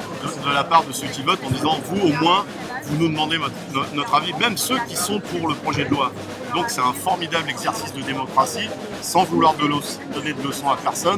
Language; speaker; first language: French; native; French